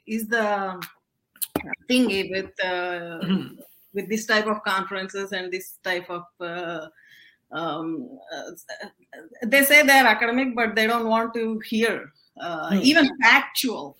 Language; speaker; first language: English; non-native, local second language; Telugu